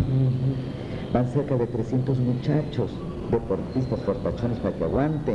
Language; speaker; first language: Spanish; native; Spanish